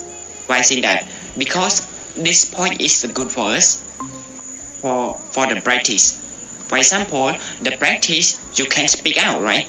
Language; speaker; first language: English; non-native, learner; Khmer